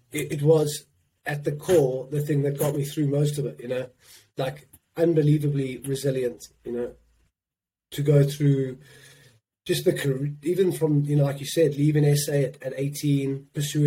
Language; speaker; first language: English; native; English